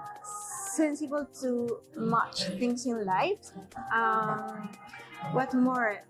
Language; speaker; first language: English; non-native, learner; Spanish